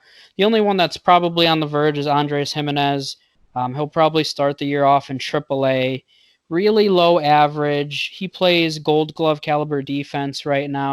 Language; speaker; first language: English; native; English